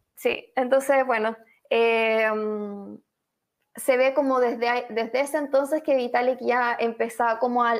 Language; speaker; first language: Spanish; native; Spanish